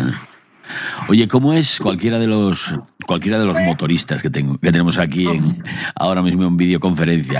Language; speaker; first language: Spanish; native; Spanish